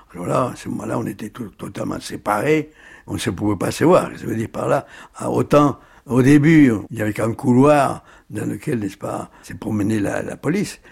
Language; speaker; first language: French; early bilingual, other home language; Spanish